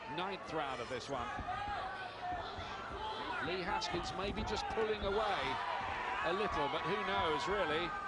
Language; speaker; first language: English; native; English